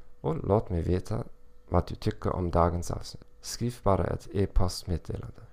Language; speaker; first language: Swedish; non-native, learner; German